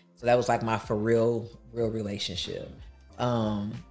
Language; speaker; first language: English; native; English